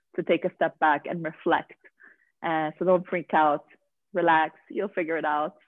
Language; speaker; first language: English; non-native, fluent; Arabic